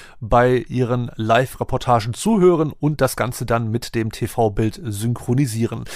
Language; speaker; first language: German; native; German